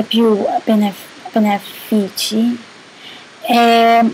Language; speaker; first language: Italian; non-native, learner; English